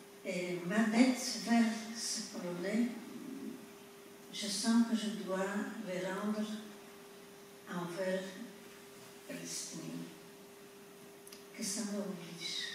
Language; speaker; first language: French; non-native, fluent; Polish